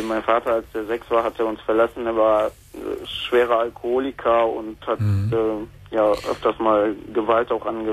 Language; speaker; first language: German; native; German